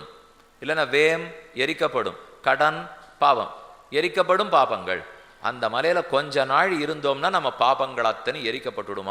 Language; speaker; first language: Tamil; native; Tamil